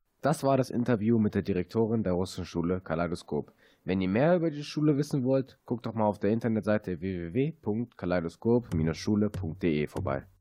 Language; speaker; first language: German; native; German